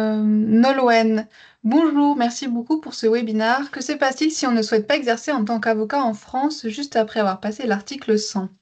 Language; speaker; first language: French; native; French